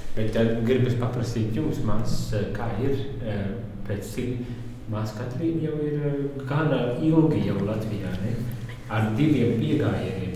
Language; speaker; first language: Latvian; native; Latvian